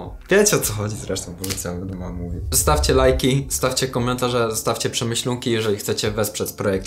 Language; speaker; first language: Polish; native; Polish